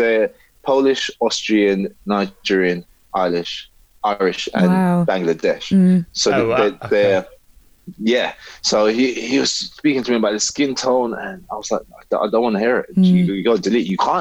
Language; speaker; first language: English; native; English